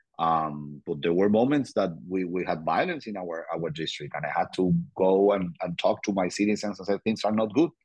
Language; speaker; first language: English; non-native, fluent; Spanish